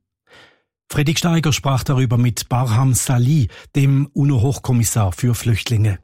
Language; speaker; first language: German; native; German